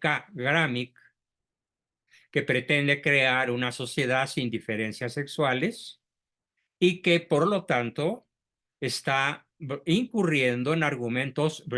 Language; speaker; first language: Spanish; native; Spanish